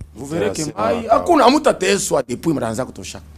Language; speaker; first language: French; non-native, local second language; Swahili